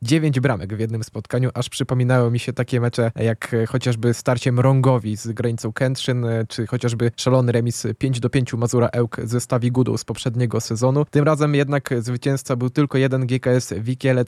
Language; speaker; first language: Polish; native; Polish